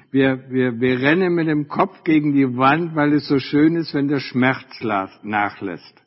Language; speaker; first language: German; native; German